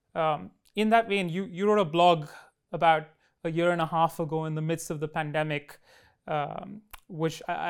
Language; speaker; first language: English; non-native, local second language; Hindi